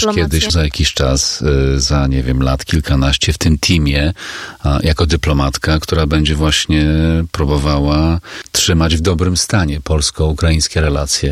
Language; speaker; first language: Polish; native; Polish